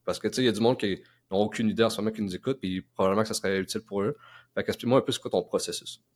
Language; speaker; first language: French; native; French